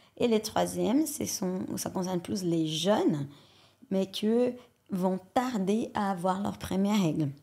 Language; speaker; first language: French; non-native, fluent; Portuguese